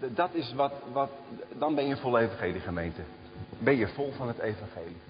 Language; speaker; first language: Dutch; native; Dutch